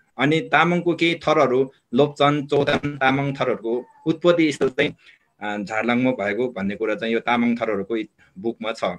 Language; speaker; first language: Nepali; non-native, local second language; Eastern Tamang